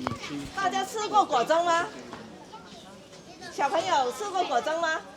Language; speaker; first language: Chinese; native; Chinese